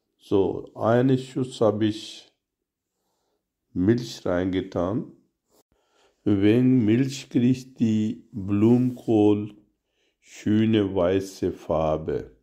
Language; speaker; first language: German; non-native, learner; Urdu